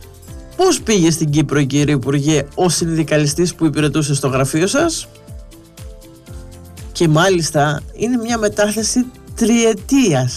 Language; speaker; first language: Greek; native; Greek